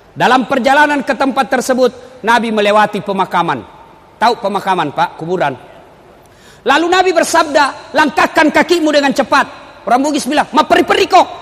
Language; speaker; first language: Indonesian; non-native, local second language; Buginese